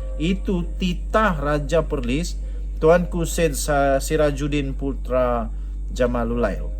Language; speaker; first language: Malay; non-native, local second language; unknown